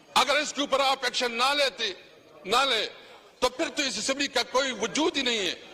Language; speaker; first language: Urdu; non-native, local second language; Pashto